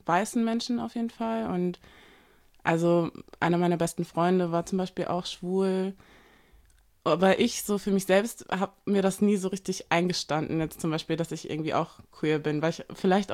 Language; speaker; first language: German; native; German